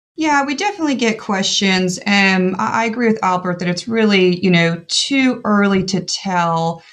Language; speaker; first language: English; native; English